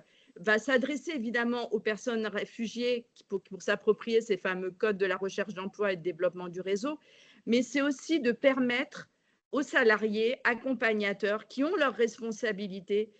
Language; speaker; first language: French; native; French